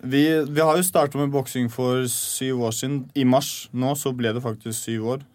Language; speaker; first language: Norwegian; early bilingual, other home language; Chechen